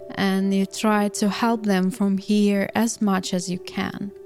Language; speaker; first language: English; non-native, fluent; Ukrainian